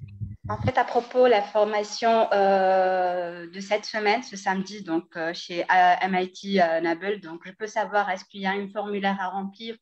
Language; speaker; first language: French; non-native, local second language; Arabic